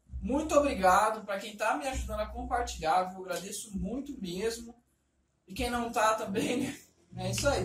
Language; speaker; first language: Portuguese; native; Portuguese